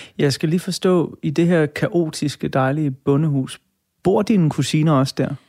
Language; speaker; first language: Danish; native; Danish